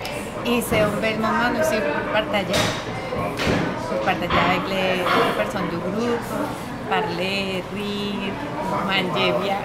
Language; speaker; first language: French; non-native, learner; Spanish